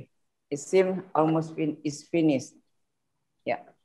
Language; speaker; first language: English; non-native, learner; Indonesian